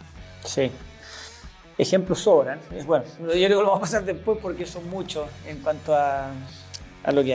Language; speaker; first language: Spanish; native; Spanish